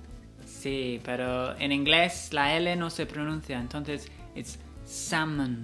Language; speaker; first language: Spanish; non-native, fluent; English